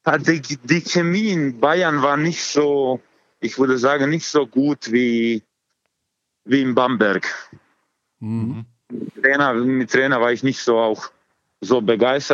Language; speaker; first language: German; non-native, learner; Croatian